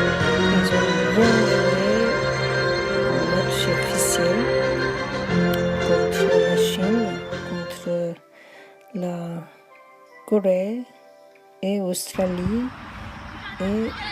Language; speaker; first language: French; non-native, fluent; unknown